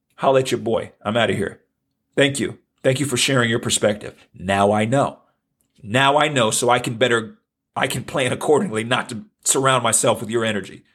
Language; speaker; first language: English; native; English